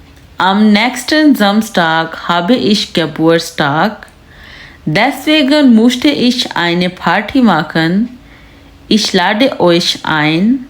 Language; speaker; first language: German; non-native, learner; Urdu